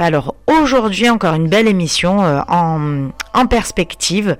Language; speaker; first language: French; native; French